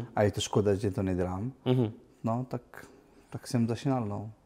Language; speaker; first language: Czech; non-native, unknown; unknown